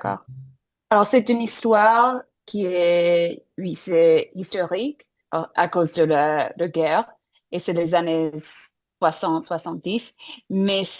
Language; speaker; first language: French; non-native, fluent; English